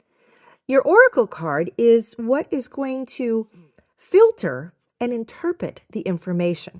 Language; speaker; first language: English; native; English